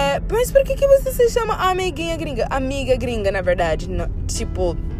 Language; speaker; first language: Portuguese; non-native, fluent; English